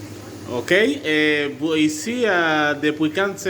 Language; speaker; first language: French; non-native, fluent; Spanish